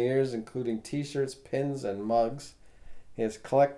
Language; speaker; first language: English; native; English